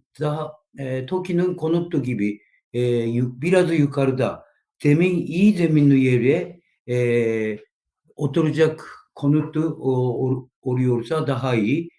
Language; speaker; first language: Turkish; non-native, learner; Japanese